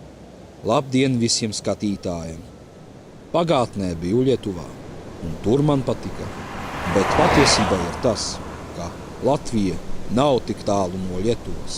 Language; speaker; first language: Latvian; non-native, learner; Czech